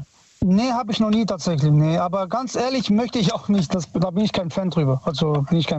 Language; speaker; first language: German; early bilingual, other home language; Italian